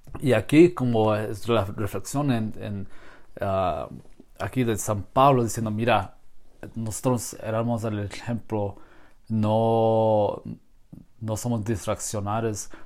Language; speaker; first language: Spanish; non-native, learner; English